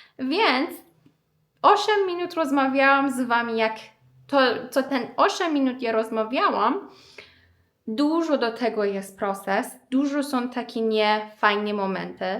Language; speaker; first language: Polish; non-native, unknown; Persian